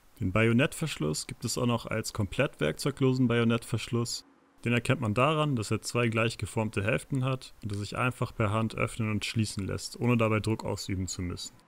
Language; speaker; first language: German; native; German